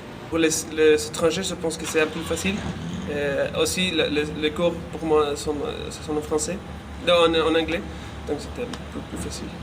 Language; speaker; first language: French; non-native, learner; Spanish